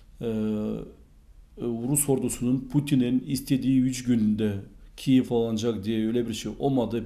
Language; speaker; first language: Turkish; non-native, fluent; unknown